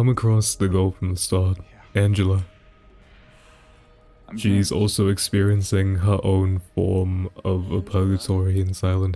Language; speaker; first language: English; native; English